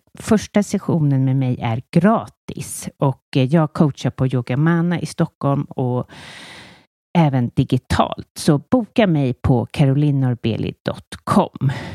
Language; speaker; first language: Swedish; native; Swedish